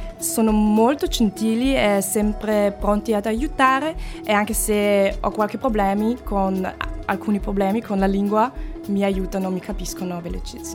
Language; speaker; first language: Italian; non-native, fluent; German